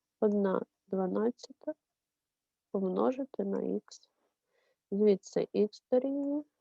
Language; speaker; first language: Ukrainian; native; Ukrainian